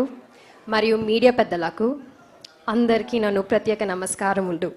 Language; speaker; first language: Telugu; non-native, learner; Malayalam